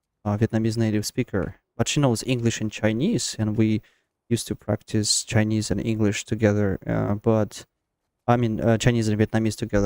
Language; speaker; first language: English; non-native, fluent; Russian